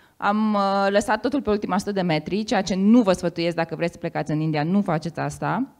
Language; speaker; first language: Romanian; native; Romanian